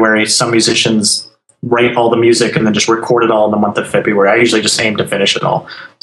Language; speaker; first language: English; native; English